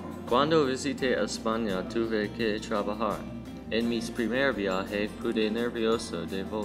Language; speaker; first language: Spanish; non-native, learner; English